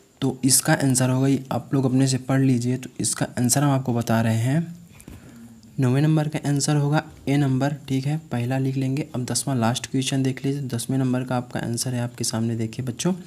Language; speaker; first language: Hindi; native; Hindi